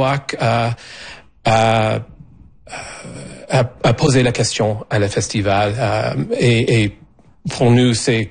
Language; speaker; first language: French; non-native, fluent; English